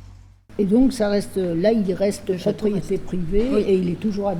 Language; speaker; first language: French; native; French